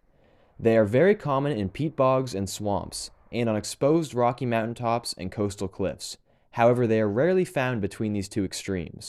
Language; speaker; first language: English; native; English